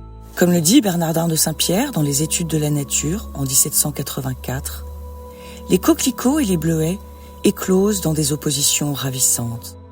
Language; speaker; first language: French; native; French